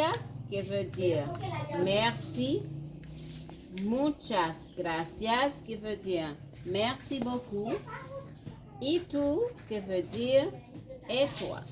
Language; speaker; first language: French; non-native, fluent; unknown